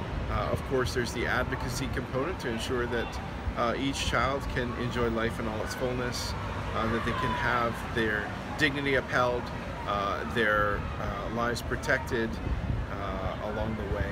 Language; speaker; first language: English; native; English